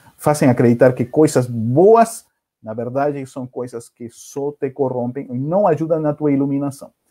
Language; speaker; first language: Portuguese; non-native, fluent; Spanish